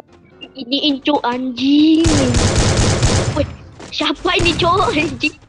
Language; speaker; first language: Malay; non-native, local second language; Minangkabau